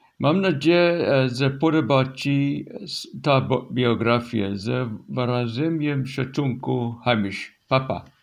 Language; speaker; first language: Polish; non-native, learner; English